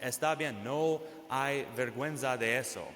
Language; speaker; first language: Spanish; non-native, fluent; English